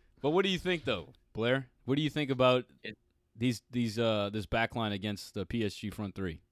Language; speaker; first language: English; native; English